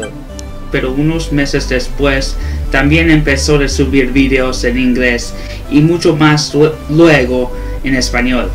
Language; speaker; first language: Spanish; non-native, learner; English